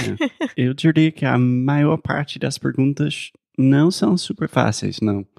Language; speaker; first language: Portuguese; non-native, fluent; English